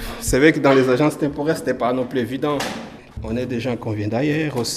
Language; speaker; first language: French; non-native, fluent; Portuguese